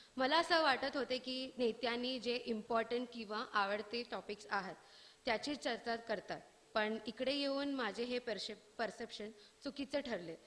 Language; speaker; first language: Marathi; non-native, local second language; Tamil